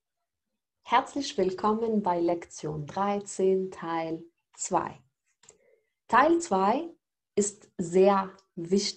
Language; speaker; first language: German; non-native, fluent; Arabic